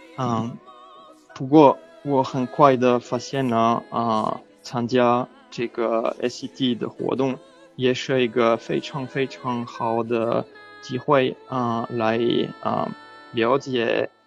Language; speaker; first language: Chinese; non-native, learner; French